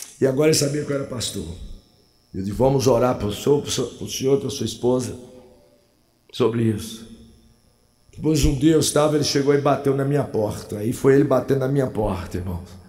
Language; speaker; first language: Portuguese; native; Portuguese